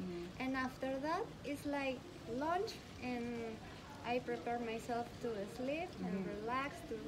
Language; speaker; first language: English; non-native, learner; Spanish